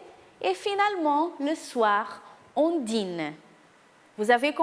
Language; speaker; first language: French; non-native, fluent; Portuguese